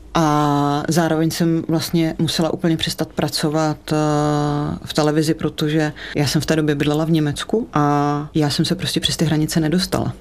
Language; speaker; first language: Czech; native; Czech